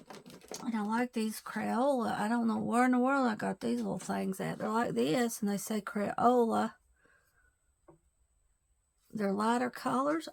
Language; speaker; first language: English; native; English